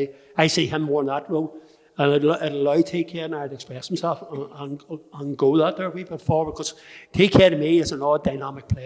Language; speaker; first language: English; native; English